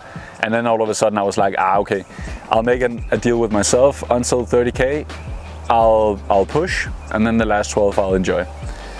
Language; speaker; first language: English; non-native, fluent; Danish